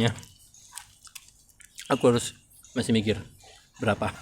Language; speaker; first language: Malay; non-native, fluent; French